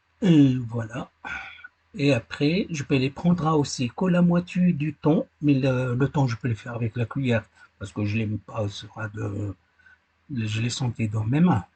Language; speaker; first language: French; non-native, learner; Arabic